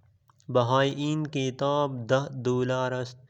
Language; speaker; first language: Persian; non-native, fluent; Urdu